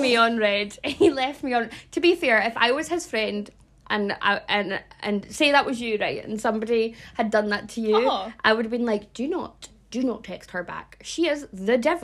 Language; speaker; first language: English; native; English